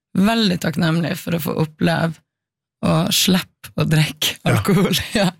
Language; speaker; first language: Norwegian; native; Norwegian